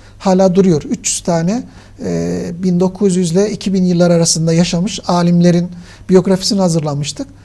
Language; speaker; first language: Turkish; native; Turkish